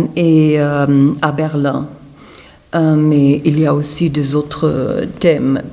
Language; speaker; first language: French; non-native, fluent; German